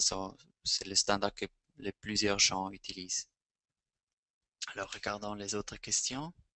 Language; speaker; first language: French; non-native, fluent; Spanish